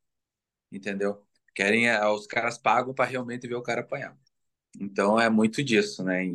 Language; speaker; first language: Portuguese; native; Portuguese